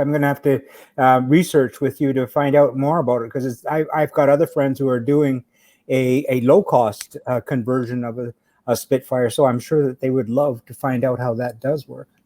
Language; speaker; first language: English; native; English